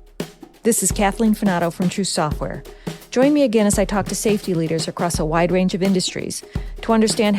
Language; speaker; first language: English; native; English